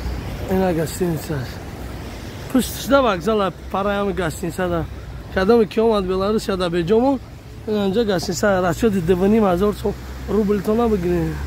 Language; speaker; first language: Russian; non-native, learner; Tajik